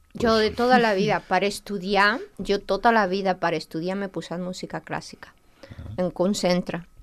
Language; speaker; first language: Catalan; non-native, local second language; Spanish